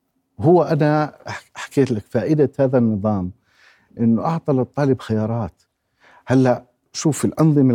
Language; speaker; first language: Arabic; native; Arabic